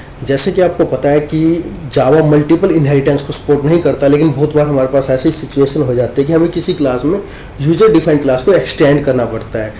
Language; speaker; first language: Hindi; native; Hindi